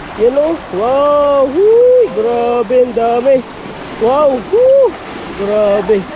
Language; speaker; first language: Filipino; native; Filipino